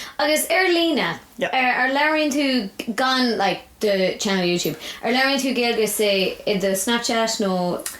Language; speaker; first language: Irish; non-native, local second language; English